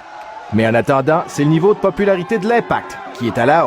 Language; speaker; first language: French; native; French